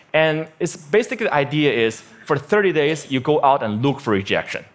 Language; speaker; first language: English; non-native, fluent; Chinese